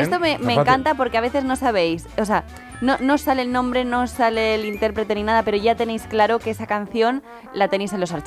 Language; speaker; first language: Spanish; native; Spanish